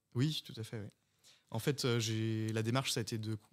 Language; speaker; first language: French; native; French